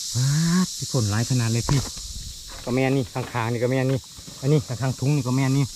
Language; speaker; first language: Thai; non-native, local second language; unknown